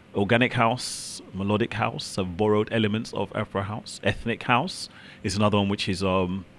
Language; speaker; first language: English; native; English